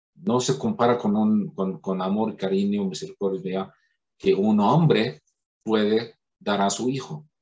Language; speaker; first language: Spanish; non-native, fluent; Arabic